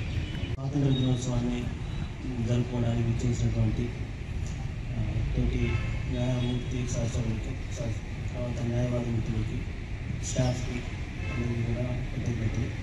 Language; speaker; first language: Telugu; native; Telugu